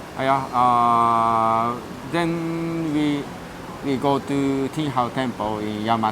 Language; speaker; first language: English; non-native, learner; Japanese